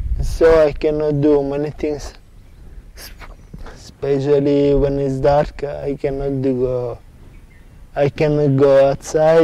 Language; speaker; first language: English; non-native, learner; Italian